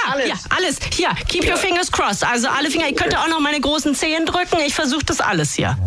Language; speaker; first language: German; native; German